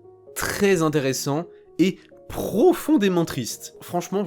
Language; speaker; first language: French; native; French